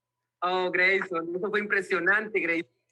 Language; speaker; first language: Spanish; native; Spanish